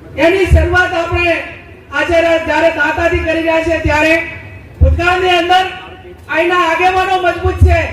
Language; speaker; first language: Gujarati; native; Gujarati